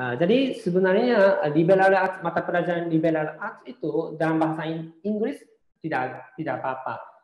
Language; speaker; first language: Indonesian; non-native, fluent; Japanese